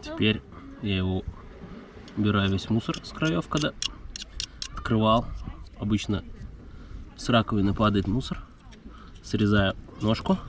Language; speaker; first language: Russian; native; Russian